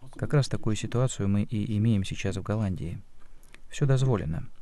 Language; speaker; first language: Russian; non-native, fluent; Dutch